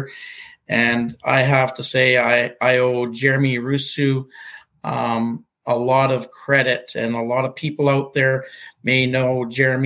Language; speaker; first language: English; native; English